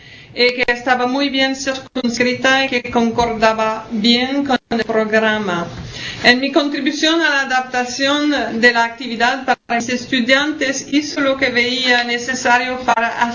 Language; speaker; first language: Spanish; non-native, fluent; French